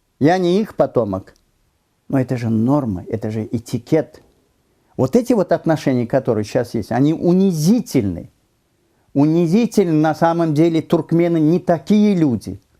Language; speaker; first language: Russian; non-native, local second language; Turkmen